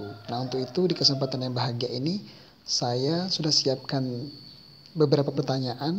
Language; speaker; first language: Indonesian; native; Indonesian